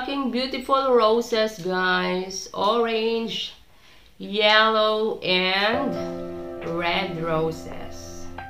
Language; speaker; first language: English; non-native, local second language; Filipino